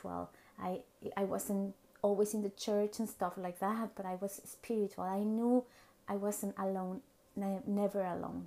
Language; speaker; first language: English; non-native, fluent; Spanish